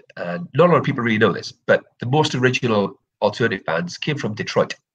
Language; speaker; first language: English; native; English